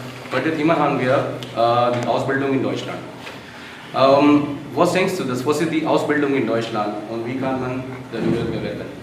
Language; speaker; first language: German; non-native, fluent; Urdu